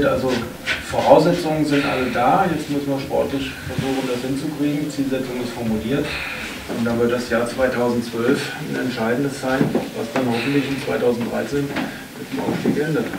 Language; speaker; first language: German; native; German